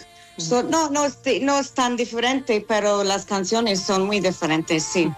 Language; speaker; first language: Spanish; non-native, learner; English